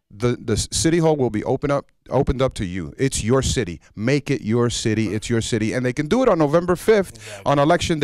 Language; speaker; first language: English; early bilingual, other home language; Spanish